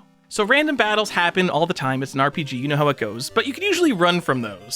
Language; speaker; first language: English; native; English